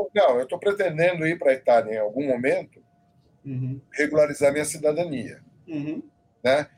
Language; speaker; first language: Portuguese; native; Portuguese